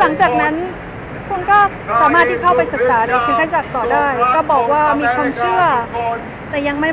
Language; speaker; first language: Thai; native; Thai